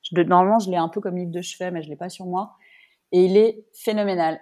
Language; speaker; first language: French; native; French